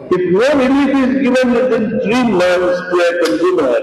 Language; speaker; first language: English; non-native, local second language; Kannada